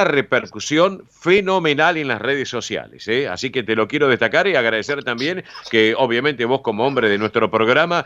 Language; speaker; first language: Spanish; native; Spanish